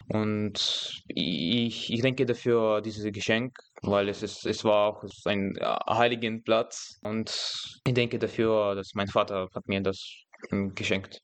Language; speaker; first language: German; non-native, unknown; Russian